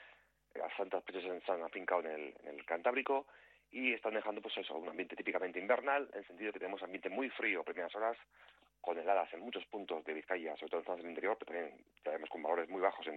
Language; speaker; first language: Spanish; native; Spanish